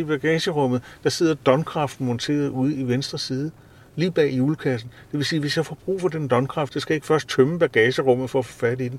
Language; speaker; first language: Danish; native; Danish